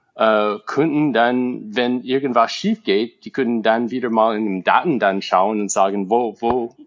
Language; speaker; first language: German; non-native, fluent; English